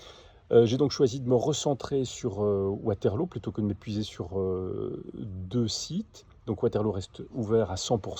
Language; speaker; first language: French; native; French